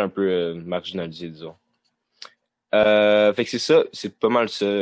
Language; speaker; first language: French; native; French